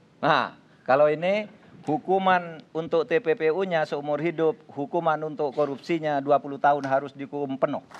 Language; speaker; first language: Indonesian; non-native, local second language; Madurese